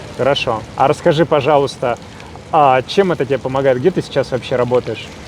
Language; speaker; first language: Russian; native; Russian